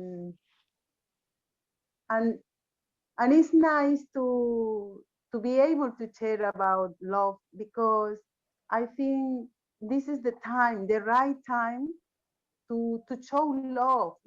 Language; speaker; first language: English; non-native, learner; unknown